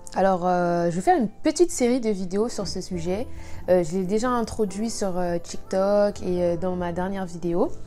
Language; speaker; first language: French; native; French